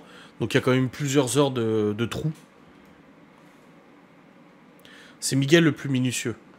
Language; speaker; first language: French; native; French